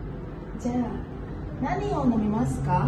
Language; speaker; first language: Japanese; non-native, learner; Malay